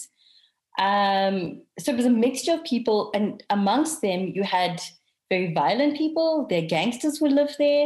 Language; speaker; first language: English; native; English